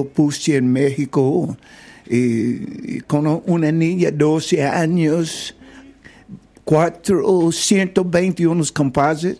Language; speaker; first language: Spanish; non-native, learner; English